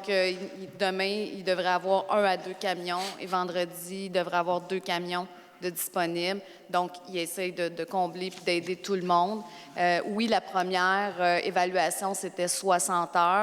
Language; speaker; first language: French; native; French